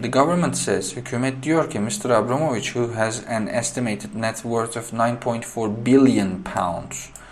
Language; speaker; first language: English; non-native, fluent; Turkish